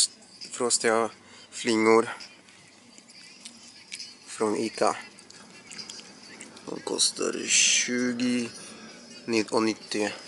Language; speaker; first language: Swedish; non-native, learner; Russian